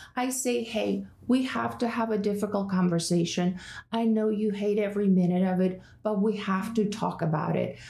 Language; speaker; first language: English; non-native, fluent; Russian